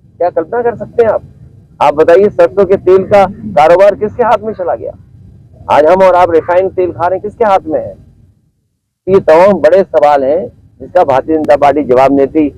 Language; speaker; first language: Hindi; native; Hindi